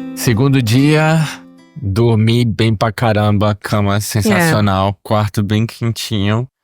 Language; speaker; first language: Portuguese; native; Portuguese